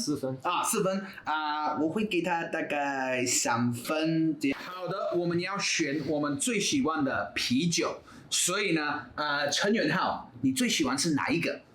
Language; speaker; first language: Chinese; non-native, fluent; English